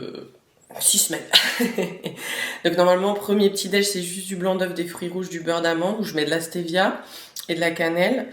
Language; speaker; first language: French; native; French